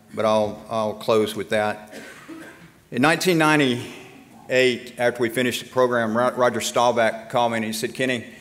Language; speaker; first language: English; native; English